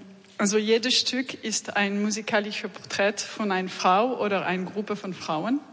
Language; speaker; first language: German; non-native, learner; French